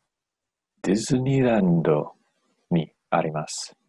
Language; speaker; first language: Japanese; non-native, learner; English